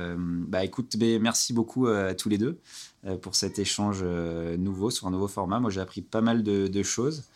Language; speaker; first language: French; native; French